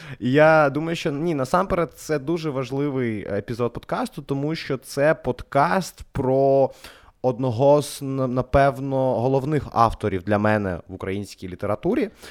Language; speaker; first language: Ukrainian; non-native, local second language; Russian